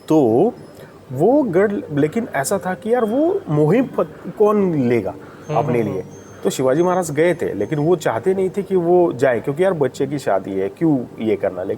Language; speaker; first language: Hindi; non-native, local second language; Marathi